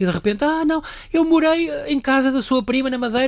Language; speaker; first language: Portuguese; native; Portuguese